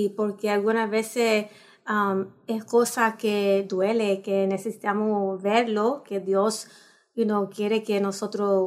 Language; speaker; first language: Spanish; early bilingual, heritage; Spanish